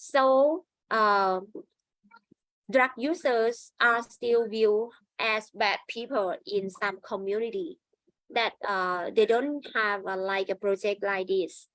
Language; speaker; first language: English; non-native, learner; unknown